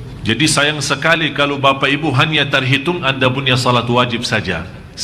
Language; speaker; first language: Indonesian; non-native, fluent; Arabic